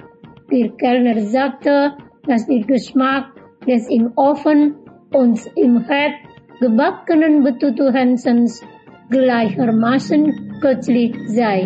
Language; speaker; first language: German; non-native, fluent; Indonesian